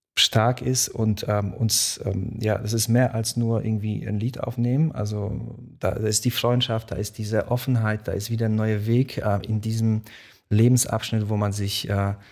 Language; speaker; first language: German; early bilingual, other home language; Polish